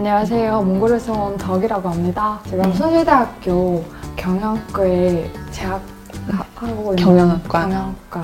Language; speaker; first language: Korean; non-native, fluent; Mongolian